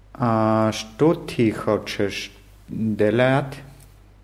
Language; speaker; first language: Russian; non-native, learner; German